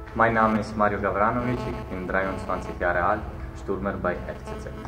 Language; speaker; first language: German; non-native, local second language; Italian